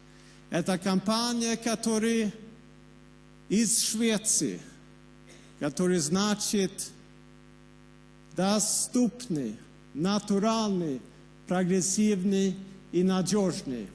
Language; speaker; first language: Russian; non-native, fluent; Swedish